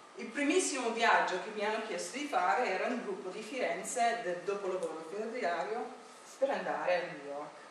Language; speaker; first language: Italian; non-native, fluent; English